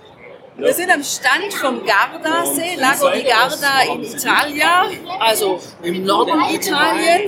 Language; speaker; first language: German; native; German